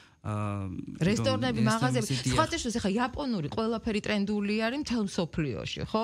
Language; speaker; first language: Georgian; non-native, fluent; Japanese